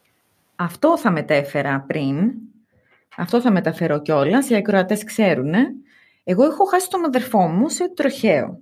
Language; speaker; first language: Greek; native; Greek